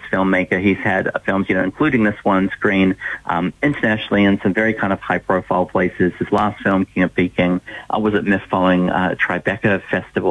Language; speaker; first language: English; native; English